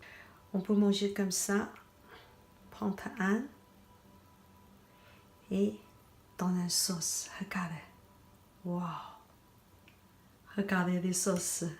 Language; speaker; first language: French; non-native, learner; Chinese